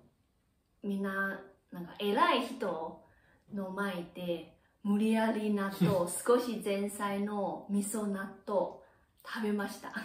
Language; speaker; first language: Japanese; non-native, learner; Chinese